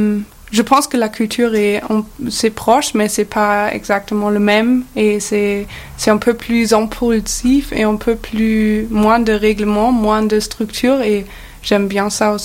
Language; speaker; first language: French; non-native, learner; German